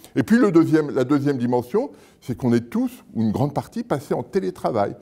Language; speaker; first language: French; native; French